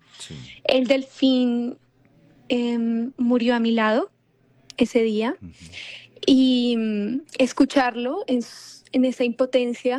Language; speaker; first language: Spanish; native; Spanish